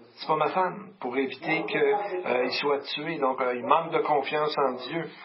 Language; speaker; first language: French; native; French